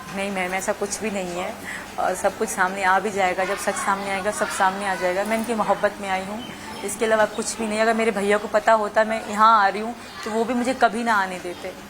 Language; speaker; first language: Urdu; non-native, local second language; Sindhi